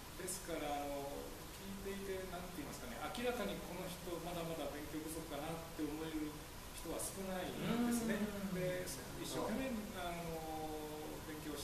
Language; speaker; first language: Japanese; native; Japanese